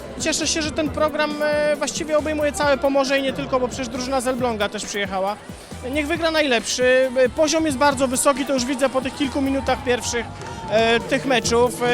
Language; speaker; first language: Polish; native; Polish